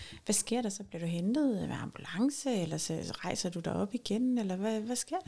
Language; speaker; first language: Danish; native; Danish